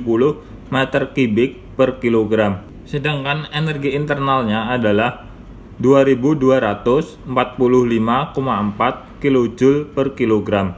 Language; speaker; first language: Indonesian; native; Indonesian